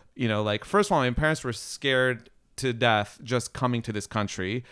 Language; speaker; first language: English; native; English